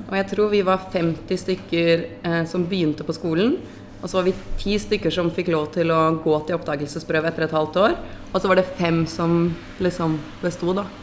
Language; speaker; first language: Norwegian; native; Norwegian